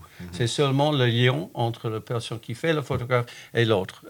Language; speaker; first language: French; non-native, fluent; English